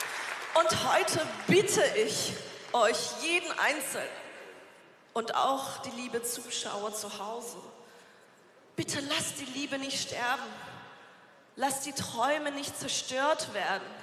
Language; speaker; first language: German; non-native, fluent; Persian